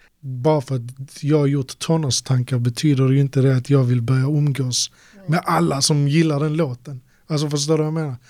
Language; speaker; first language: Swedish; native; Swedish